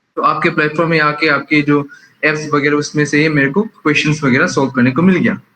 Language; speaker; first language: Hindi; non-native, local second language; Manipuri